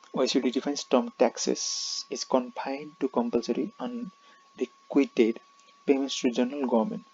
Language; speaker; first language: English; non-native, local second language; Nepali